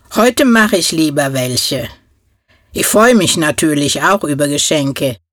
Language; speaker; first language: German; non-native, fluent; Norwegian